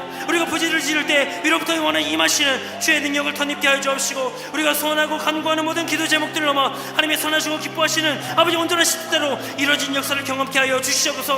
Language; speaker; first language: Korean; native; Korean